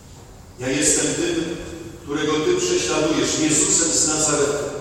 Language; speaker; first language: Polish; native; Polish